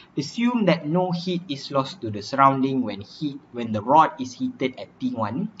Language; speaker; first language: English; non-native, local second language; Malay